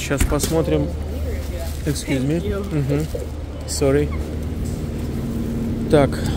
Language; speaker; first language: Russian; native; Russian